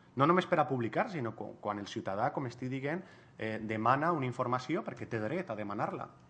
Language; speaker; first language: Catalan; non-native, local second language; Spanish